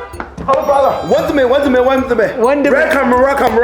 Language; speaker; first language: English; non-native, learner; Chinese